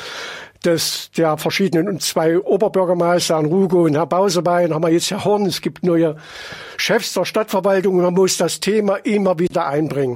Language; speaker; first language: German; native; German